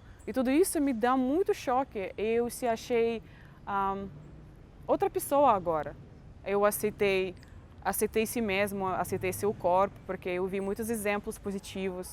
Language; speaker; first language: Portuguese; non-native, fluent; Russian